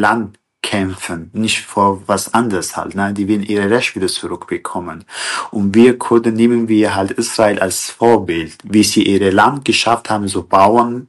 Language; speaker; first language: German; non-native, fluent; Kurdish